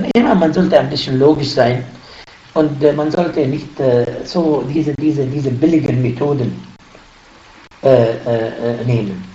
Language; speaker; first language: German; non-native, fluent; Arabic